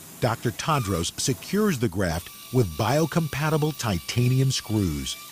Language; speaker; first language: English; native; English